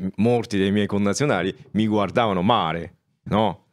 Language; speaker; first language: Italian; non-native, fluent; Japanese